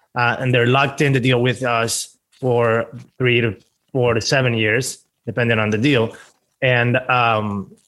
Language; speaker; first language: English; non-native, fluent; Spanish